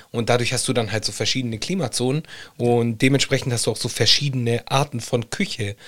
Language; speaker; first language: German; early bilingual, other home language; Italian